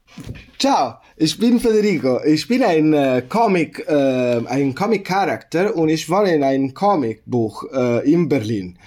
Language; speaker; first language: German; non-native, learner; Italian